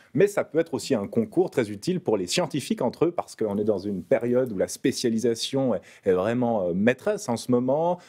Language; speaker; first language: French; native; French